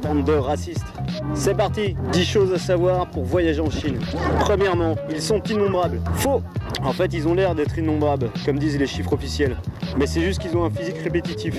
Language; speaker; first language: French; native; French